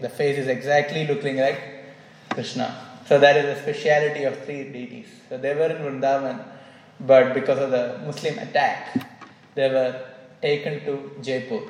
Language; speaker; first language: English; non-native, local second language; Malayalam